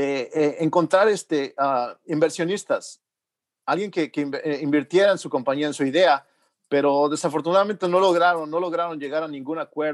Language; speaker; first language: Spanish; early bilingual, heritage; Spanish